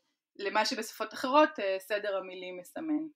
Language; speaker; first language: Hebrew; native; Hebrew